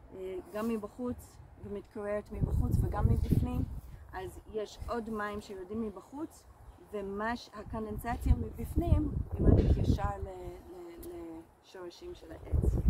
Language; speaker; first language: Hebrew; non-native, fluent; English